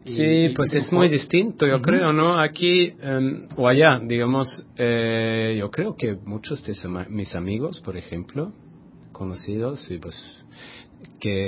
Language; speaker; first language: Spanish; non-native, fluent; Swedish